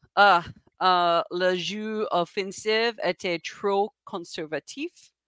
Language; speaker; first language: French; non-native, learner; English